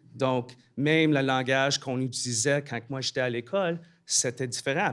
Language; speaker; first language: French; non-native, local second language; English